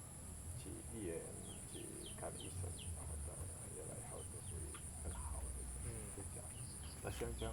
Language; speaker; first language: Chinese; non-native, learner; Indonesian